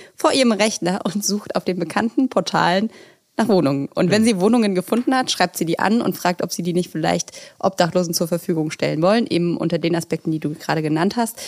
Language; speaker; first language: German; native; German